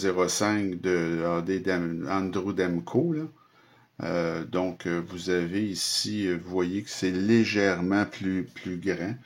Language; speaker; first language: French; native; French